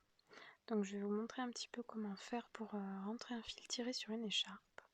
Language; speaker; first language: French; native; French